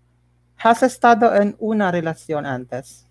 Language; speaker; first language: Spanish; non-native, learner; Filipino